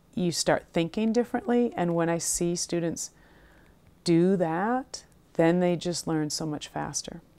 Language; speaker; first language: English; native; English